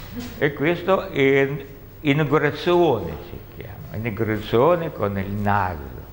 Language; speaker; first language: Italian; non-native, learner; Russian